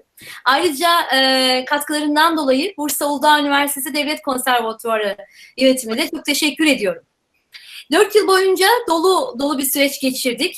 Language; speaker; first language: Turkish; native; Turkish